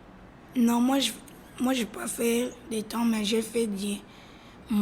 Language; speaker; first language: French; non-native, learner; Lingala